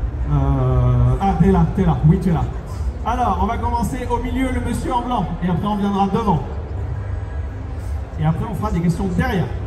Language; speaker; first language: French; native; French